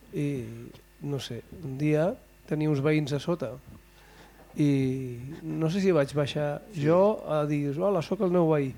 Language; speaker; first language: Catalan; non-native, local second language; Spanish